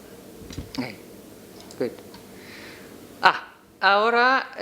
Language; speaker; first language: Spanish; non-native, learner; Dutch